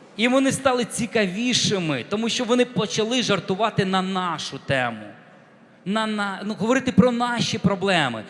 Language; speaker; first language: Ukrainian; non-native, local second language; Russian